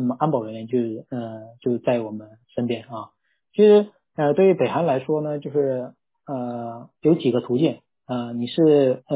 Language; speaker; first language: Chinese; non-native, local second language; Korean